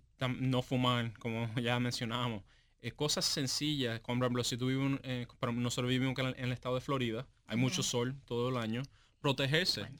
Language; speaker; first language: Spanish; native; Spanish